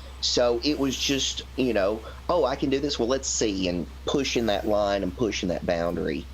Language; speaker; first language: English; native; English